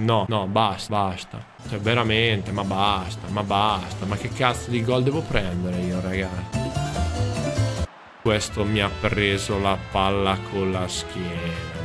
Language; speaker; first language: Italian; native; Italian